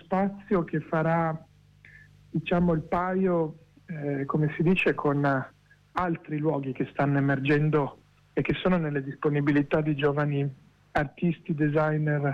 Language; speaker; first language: Italian; native; Italian